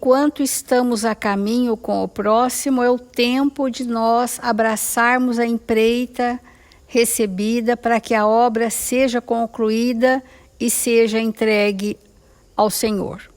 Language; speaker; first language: Portuguese; native; Portuguese